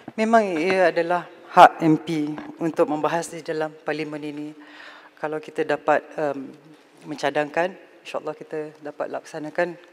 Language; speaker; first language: Malay; native; Malay